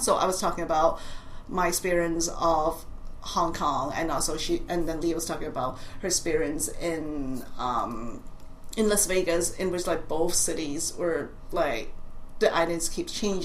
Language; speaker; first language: English; non-native, local second language; Cantonese